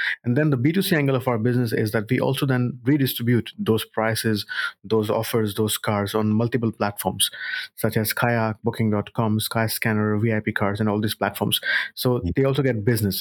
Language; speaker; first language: English; non-native, local second language; Urdu